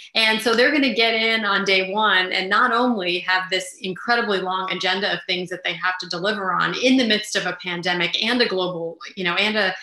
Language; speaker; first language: English; early bilingual, other home language; Armenian